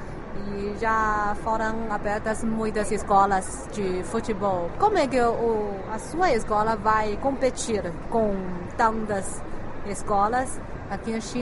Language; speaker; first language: Portuguese; non-native, fluent; Chinese